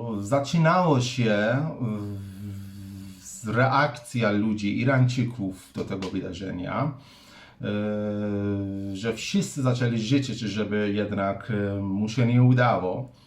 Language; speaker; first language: Polish; non-native, fluent; Persian